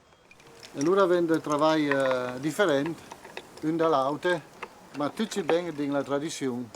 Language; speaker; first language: Italian; non-native, local second language; Occitan